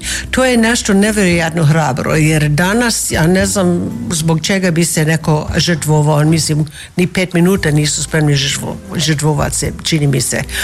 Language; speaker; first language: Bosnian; non-native, fluent; English